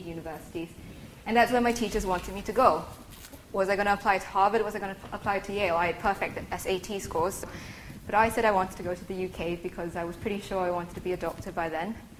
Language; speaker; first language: English; native; English